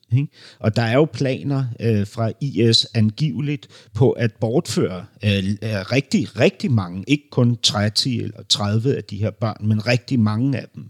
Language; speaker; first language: Danish; native; Danish